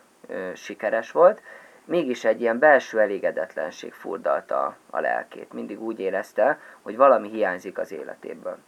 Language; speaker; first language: Hungarian; native; Hungarian